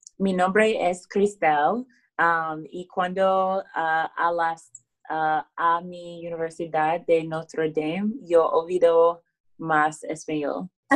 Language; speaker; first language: Spanish; non-native, learner; English